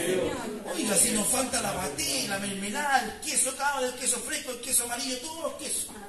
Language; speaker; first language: Spanish; native; Spanish